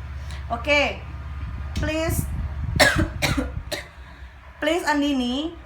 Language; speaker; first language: English; non-native, learner; Indonesian